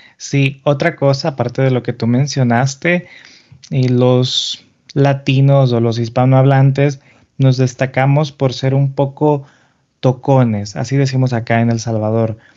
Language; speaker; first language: Spanish; native; Spanish